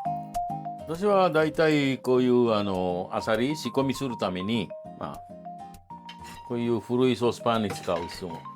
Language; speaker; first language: Japanese; non-native, fluent; Italian